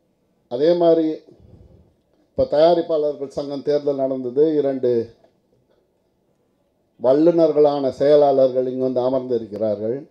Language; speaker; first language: Tamil; native; Tamil